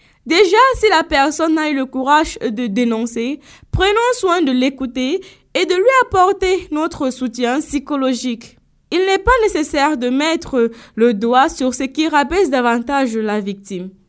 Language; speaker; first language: French; non-native, local second language; Fula